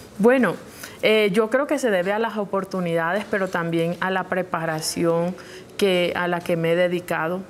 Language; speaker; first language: Spanish; non-native, local second language; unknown